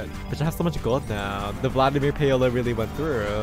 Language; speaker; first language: English; native; English